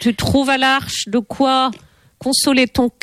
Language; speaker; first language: French; native; French